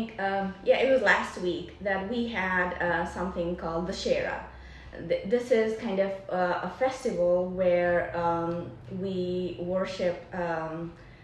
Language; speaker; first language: English; non-native, local second language; Nepali